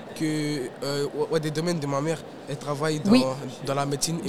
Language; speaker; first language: French; native; French